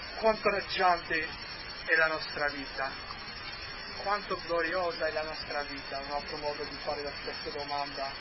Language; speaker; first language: Italian; non-native, fluent; English